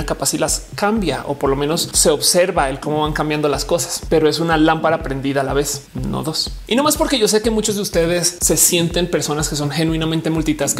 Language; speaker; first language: Spanish; native; Spanish